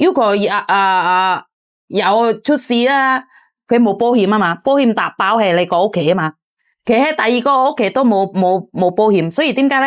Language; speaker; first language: Cantonese; native; Cantonese